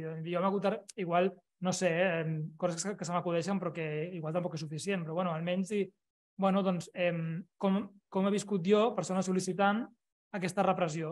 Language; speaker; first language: Catalan; native; Catalan